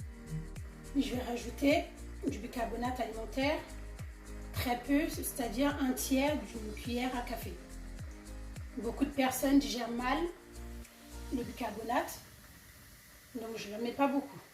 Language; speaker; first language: French; non-native, fluent; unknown